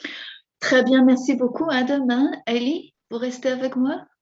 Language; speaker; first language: French; non-native, fluent; Spanish